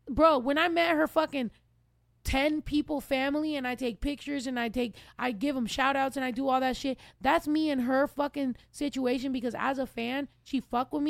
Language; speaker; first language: English; native; English